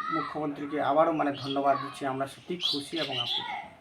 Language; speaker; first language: Bangla; non-native, local second language; Rangpuri